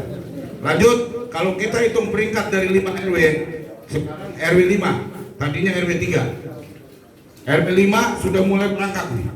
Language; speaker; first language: Indonesian; native; Indonesian